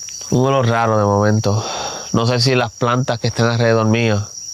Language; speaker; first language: Spanish; early bilingual, heritage; Spanish